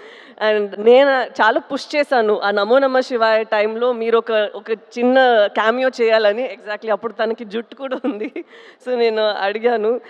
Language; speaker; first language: Telugu; non-native, local second language; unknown